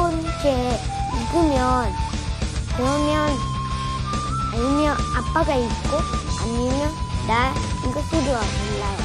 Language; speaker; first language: Korean; early bilingual, other home language; Russian